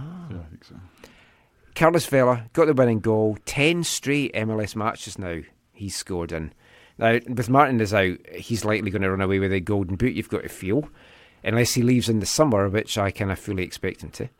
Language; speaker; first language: English; native; English